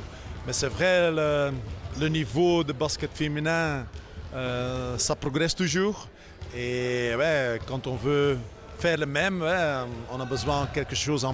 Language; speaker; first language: French; non-native, fluent; Dutch